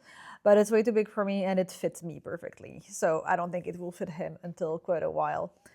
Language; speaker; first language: English; non-native, fluent; French